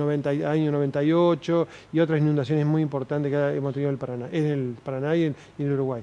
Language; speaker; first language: Spanish; native; Spanish